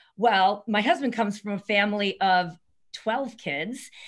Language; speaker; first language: English; native; English